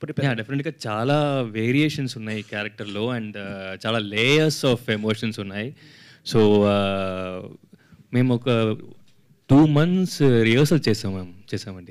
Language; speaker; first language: Telugu; non-native, learner; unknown